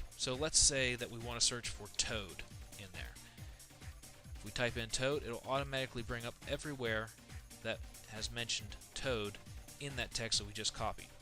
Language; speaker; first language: English; native; English